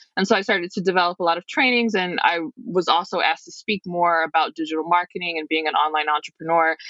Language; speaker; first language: English; native; English